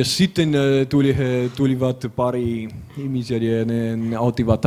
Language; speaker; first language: Finnish; non-native, learner; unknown